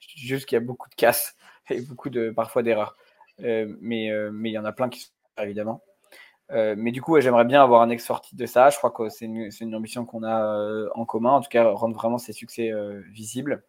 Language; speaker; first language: French; native; French